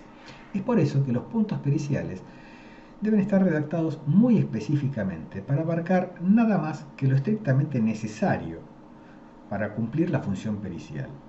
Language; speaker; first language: Spanish; native; Spanish